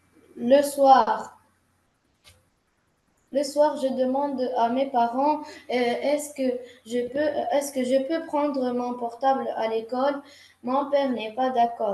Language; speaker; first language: French; non-native, learner; Arabic